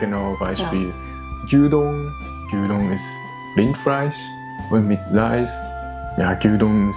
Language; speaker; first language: German; non-native, fluent; Japanese